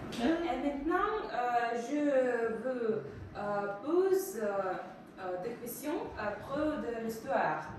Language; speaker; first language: French; non-native, fluent; Russian